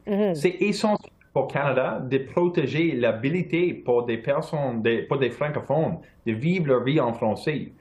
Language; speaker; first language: French; non-native, local second language; English